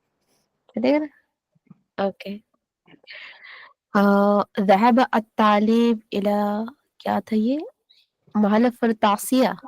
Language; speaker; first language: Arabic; non-native, learner; Hindi